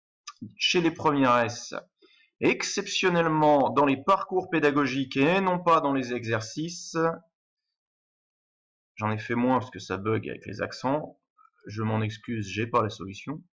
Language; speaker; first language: French; native; French